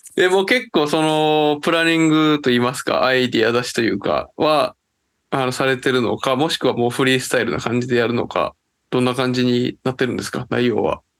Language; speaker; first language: Japanese; native; Japanese